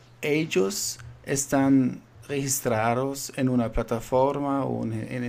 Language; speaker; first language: Spanish; non-native, fluent; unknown